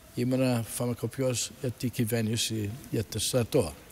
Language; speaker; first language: Greek; early bilingual, heritage; Greek